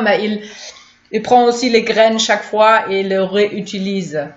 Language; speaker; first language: French; non-native, fluent; German